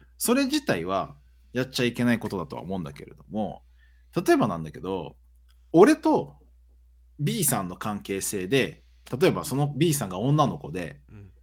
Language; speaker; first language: Japanese; early bilingual, other home language; Portuguese